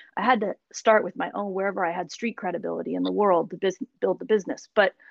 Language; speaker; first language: English; native; English